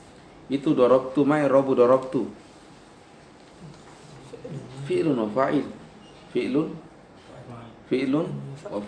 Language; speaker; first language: Arabic; non-native, fluent; Indonesian